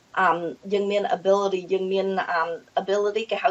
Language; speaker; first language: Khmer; early bilingual, heritage; Khmer